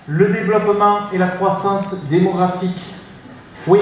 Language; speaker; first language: French; native; French